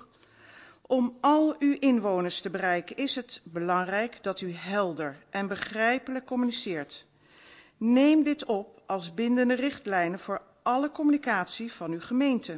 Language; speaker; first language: Dutch; native; Dutch